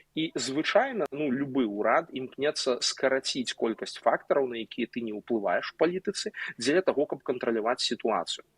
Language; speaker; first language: Belarusian; non-native, local second language; Russian